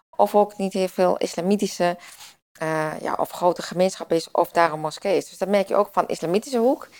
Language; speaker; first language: Dutch; native; Dutch